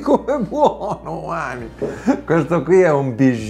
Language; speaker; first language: Italian; native; Italian